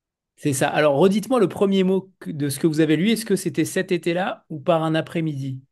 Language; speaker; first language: French; native; French